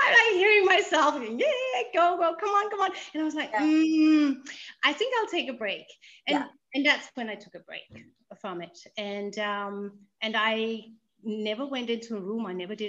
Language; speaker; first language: English; non-native, fluent; Danish